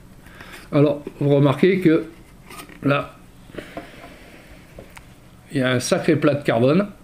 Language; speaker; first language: French; native; French